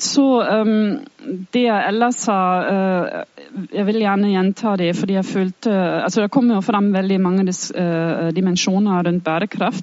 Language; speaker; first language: Norwegian; non-native, fluent; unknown